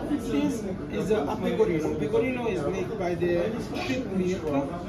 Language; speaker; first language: English; non-native, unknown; Italian